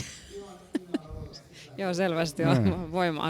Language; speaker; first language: Finnish; native; Finnish